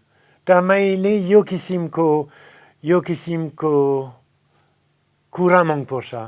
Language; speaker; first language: Nepali; non-native, fluent; French